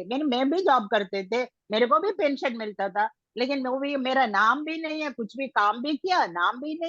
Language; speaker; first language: Hindi; non-native, local second language; Tamil